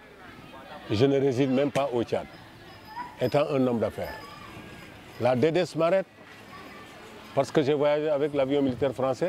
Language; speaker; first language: French; non-native, local second language; Wolof